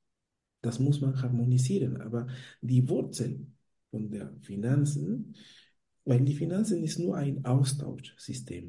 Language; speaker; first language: German; non-native, fluent; Spanish